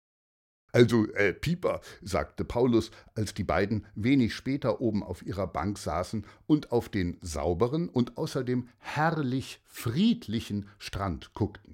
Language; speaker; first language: German; native; German